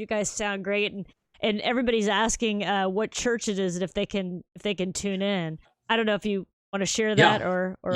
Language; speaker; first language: English; native; English